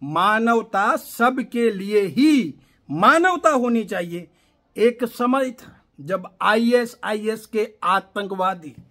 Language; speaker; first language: Hindi; non-native, local second language; Gujarati